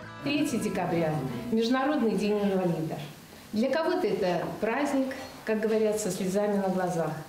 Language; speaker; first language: Russian; native; Russian